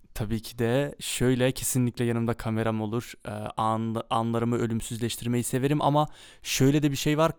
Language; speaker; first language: Turkish; early bilingual, heritage; Turkish